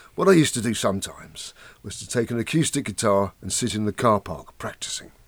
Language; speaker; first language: English; native; English